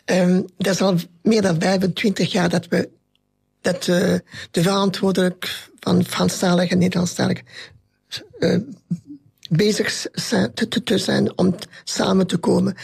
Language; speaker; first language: Dutch; non-native, local second language; French